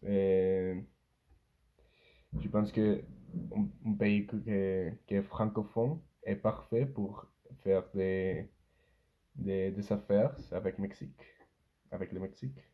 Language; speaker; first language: French; non-native, learner; Spanish